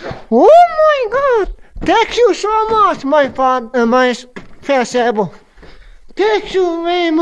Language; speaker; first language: English; non-native, learner; Croatian